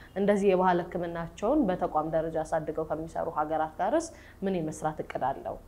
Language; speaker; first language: Amharic; native; Amharic